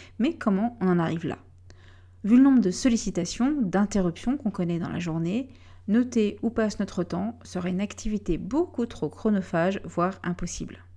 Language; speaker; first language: French; native; French